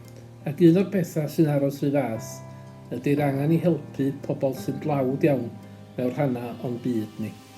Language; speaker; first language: Welsh; native; Welsh